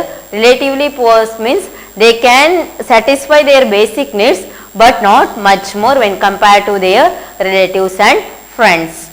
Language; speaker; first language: English; non-native, local second language; Kannada